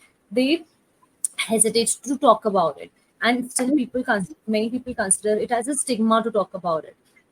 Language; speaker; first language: English; non-native, local second language; Hindi